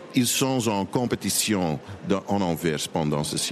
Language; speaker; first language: French; non-native, local second language; Dutch